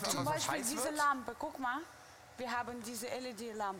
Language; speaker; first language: German; non-native, fluent; Russian